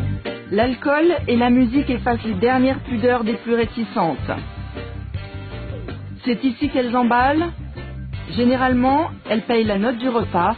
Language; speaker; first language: French; native; French